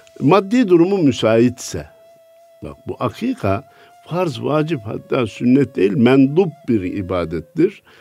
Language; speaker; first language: Turkish; native; Turkish